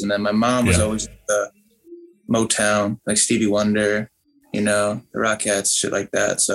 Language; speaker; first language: English; native; English